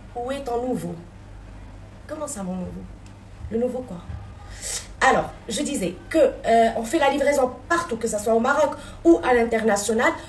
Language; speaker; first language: French; non-native, local second language; Arabic